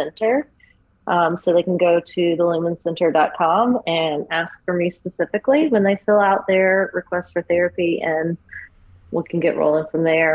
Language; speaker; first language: English; native; English